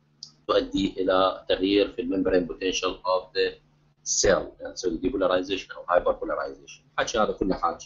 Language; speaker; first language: Arabic; native; Arabic